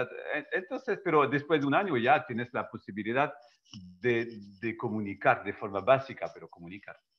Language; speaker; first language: Spanish; non-native, fluent; French